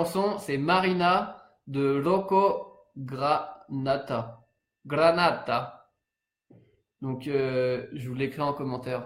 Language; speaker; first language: French; native; French